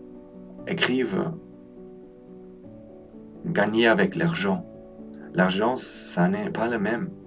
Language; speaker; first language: French; non-native, learner; Polish